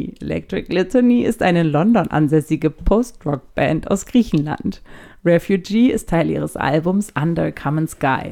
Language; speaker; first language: German; native; German